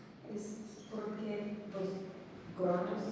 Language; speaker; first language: Spanish; non-native, learner; English